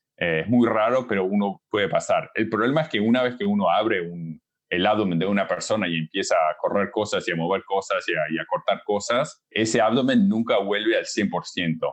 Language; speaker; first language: Spanish; early bilingual, heritage; Spanish